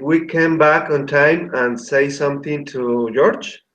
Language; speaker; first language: English; non-native, learner; Spanish